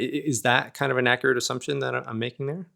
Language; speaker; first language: English; native; English